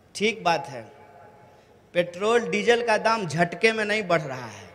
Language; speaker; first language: Hindi; native; Hindi